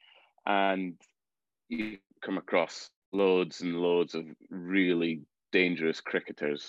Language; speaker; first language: English; native; English